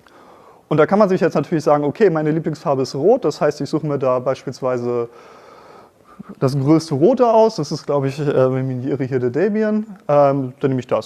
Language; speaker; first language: German; native; German